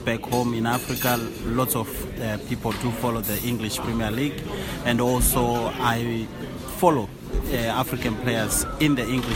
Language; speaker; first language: English; non-native, local second language; Shona